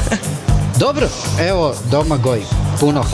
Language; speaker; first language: Croatian; native; Croatian